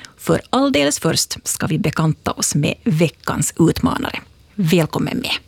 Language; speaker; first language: Swedish; native; Swedish